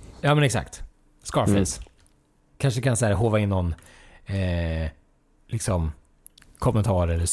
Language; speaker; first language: Swedish; native; Swedish